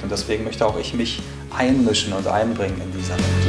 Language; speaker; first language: German; native; German